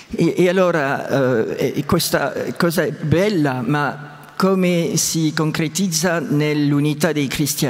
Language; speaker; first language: Italian; non-native, fluent; French